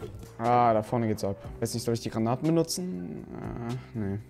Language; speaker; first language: German; native; German